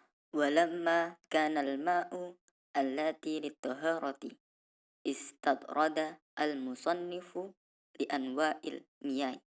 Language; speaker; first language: Arabic; non-native, learner; Indonesian